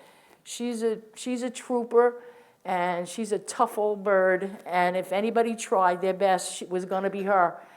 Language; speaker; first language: English; native; English